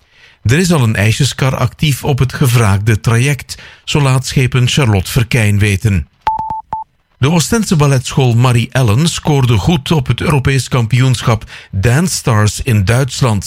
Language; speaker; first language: Dutch; native; Dutch